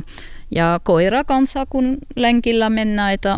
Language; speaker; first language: Finnish; non-native, learner; French